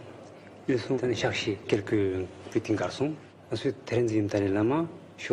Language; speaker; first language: French; non-native, learner; Tibetan